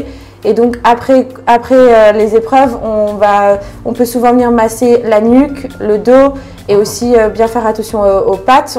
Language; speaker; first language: French; native; French